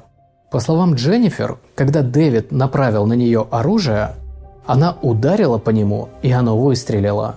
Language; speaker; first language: Russian; native; Russian